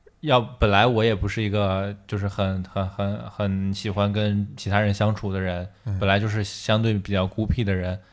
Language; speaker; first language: Chinese; native; Chinese